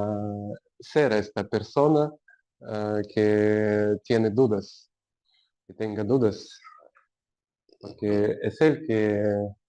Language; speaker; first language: Spanish; non-native, learner; Russian